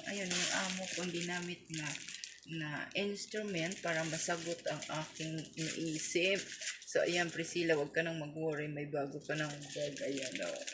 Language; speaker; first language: Filipino; non-native, local second language; Waray